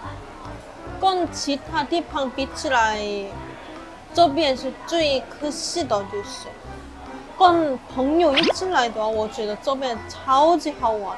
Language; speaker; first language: Chinese; non-native, fluent; Korean